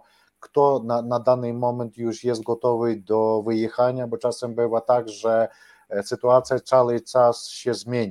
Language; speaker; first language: Polish; non-native, learner; Ukrainian